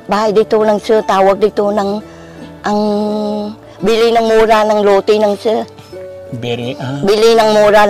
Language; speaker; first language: Filipino; non-native, learner; Vietnamese